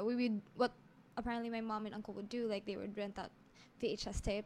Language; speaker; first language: English; non-native, local second language; Filipino